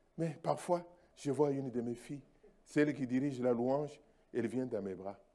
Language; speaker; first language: French; non-native, local second language; Luba-Lulua